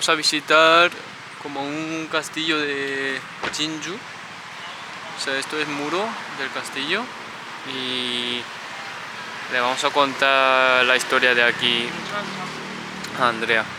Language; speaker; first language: Spanish; non-native, fluent; Korean